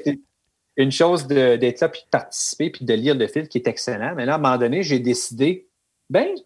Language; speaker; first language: French; native; French